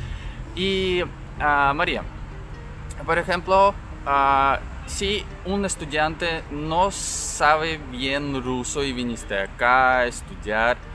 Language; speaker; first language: Spanish; non-native, learner; Russian